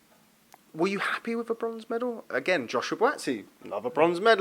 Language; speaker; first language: English; native; English